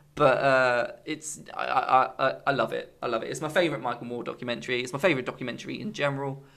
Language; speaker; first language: English; native; English